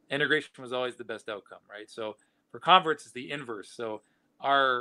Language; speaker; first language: English; native; English